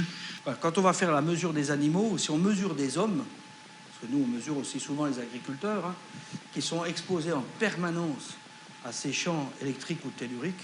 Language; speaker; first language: French; native; French